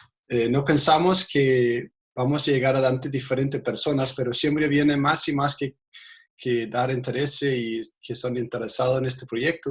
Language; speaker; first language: Spanish; non-native, fluent; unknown